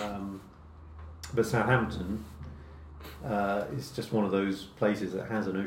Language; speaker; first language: English; native; English